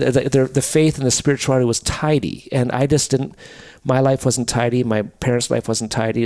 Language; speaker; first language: English; native; English